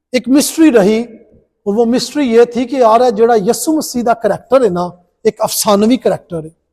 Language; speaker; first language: Urdu; non-native, local second language; Punjabi